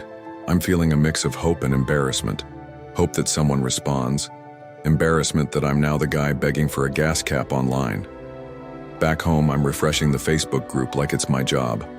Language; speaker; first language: English; native; English